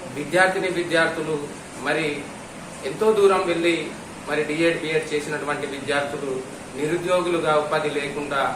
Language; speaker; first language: Telugu; non-native, local second language; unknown